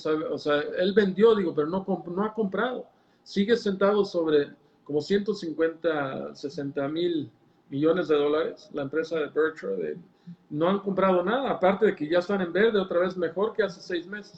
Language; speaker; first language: Spanish; native; Spanish